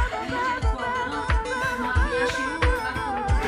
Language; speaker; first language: Hebrew; native; Hebrew